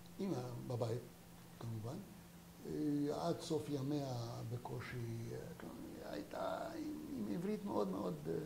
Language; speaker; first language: Hebrew; non-native, fluent; French